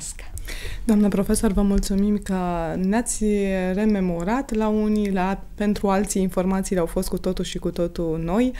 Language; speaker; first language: Romanian; native; Romanian